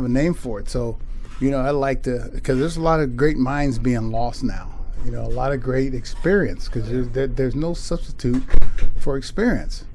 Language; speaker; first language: English; native; English